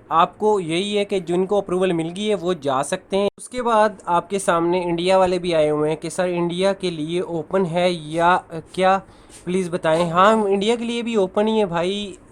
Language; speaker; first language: Hindi; non-native, local second language; Punjabi